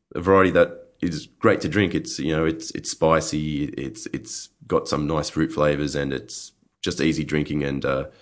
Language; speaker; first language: English; native; English